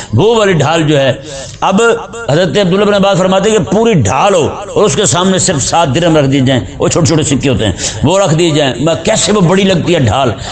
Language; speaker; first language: Urdu; non-native, local second language; Punjabi